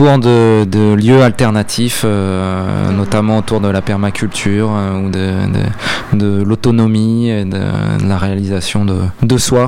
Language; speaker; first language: French; native; French